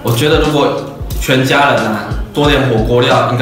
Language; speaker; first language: Chinese; native; Chinese